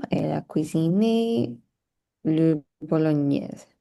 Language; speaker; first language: French; non-native, learner; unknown